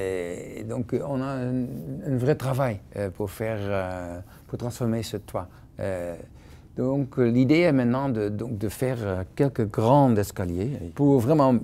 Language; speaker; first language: French; non-native, fluent; Dutch